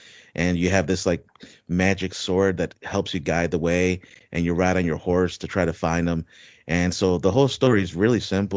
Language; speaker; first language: English; native; English